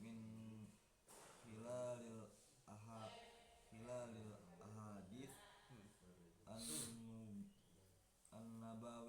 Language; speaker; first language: Arabic; non-native, learner; Indonesian